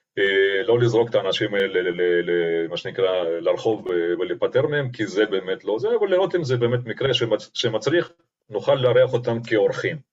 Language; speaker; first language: Hebrew; non-native, fluent; Russian